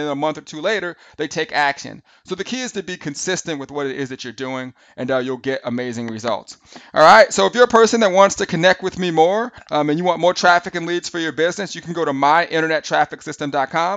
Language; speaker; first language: English; native; English